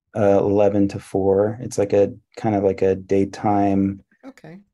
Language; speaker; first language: English; early bilingual, other home language; Hebrew